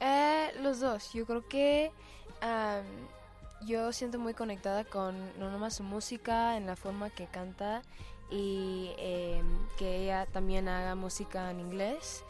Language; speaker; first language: Spanish; early bilingual, heritage; English